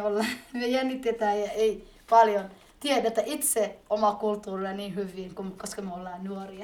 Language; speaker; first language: Finnish; early bilingual, other home language; Somali